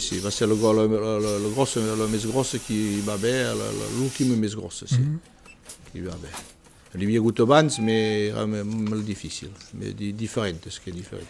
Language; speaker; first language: Catalan; early bilingual, heritage; Catalan